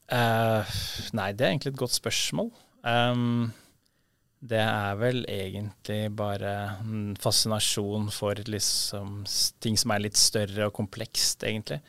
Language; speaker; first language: Norwegian; native; Norwegian